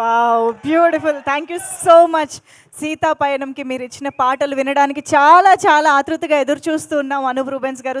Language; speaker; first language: Telugu; native; Telugu